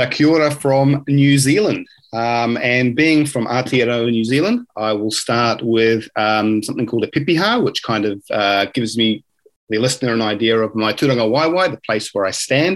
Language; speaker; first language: English; native; English